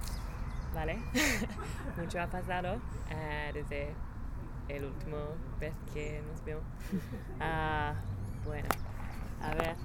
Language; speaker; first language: Spanish; non-native, learner; English